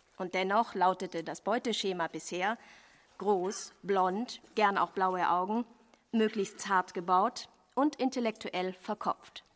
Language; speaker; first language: German; native; German